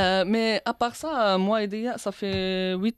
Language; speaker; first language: French; non-native, local second language; Arabic